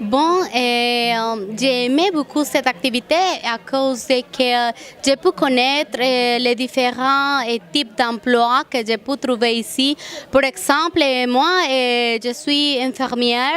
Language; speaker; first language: French; non-native, learner; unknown